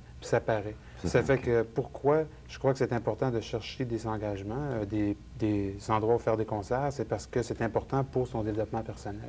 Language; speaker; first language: French; native; French